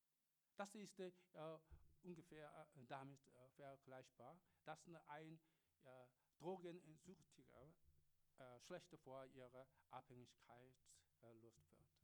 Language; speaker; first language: German; non-native, learner; Korean